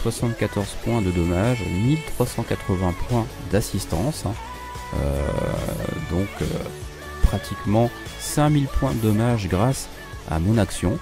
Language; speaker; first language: French; native; French